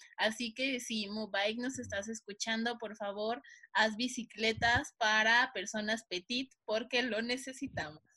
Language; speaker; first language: Spanish; native; Spanish